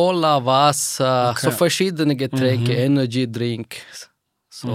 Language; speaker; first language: German; non-native, fluent; Persian